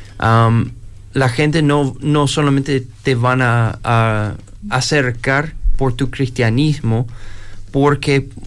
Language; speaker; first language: Spanish; non-native, fluent; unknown